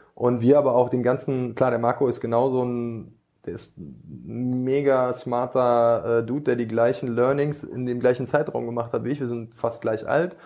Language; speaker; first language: German; early bilingual, other home language; Bosnian